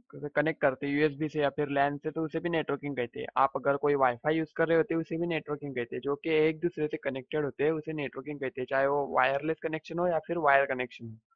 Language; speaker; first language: Hindi; native; Hindi